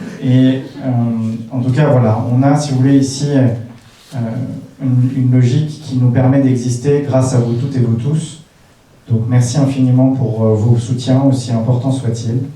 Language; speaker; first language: French; native; French